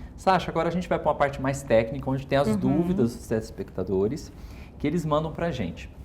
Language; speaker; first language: Portuguese; native; Portuguese